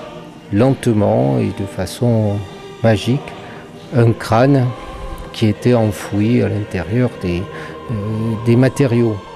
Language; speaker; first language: French; native; French